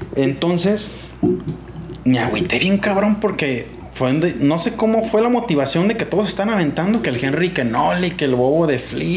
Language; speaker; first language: Spanish; native; Spanish